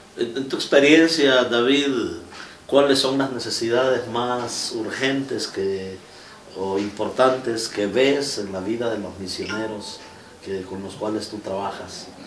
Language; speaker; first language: Spanish; native; Spanish